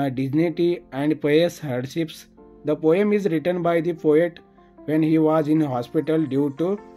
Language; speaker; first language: English; non-native, local second language; Kannada